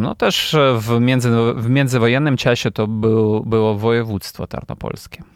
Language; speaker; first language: Polish; non-native, fluent; Ukrainian